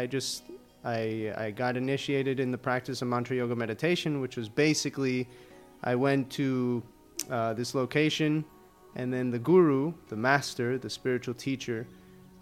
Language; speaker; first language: English; early bilingual, other home language; Spanish